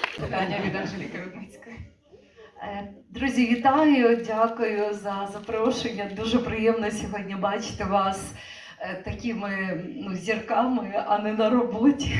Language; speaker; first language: Ukrainian; native; Ukrainian